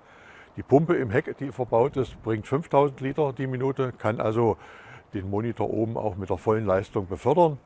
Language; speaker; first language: German; native; German